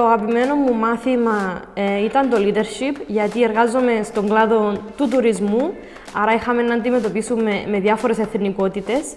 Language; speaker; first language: Greek; native; Greek